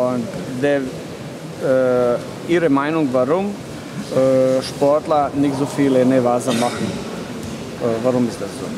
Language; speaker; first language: German; non-native, learner; Russian